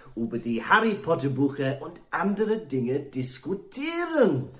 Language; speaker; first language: German; non-native, learner; English